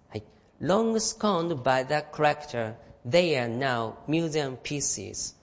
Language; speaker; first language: English; non-native, fluent; Japanese